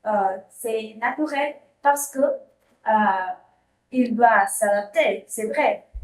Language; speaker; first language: French; non-native, learner; Spanish